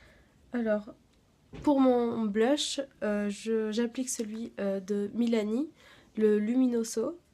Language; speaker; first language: French; native; French